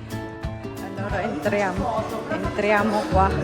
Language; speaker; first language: Italian; non-native, learner; Filipino